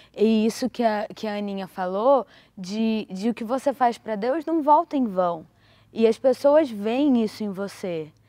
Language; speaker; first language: Portuguese; native; Portuguese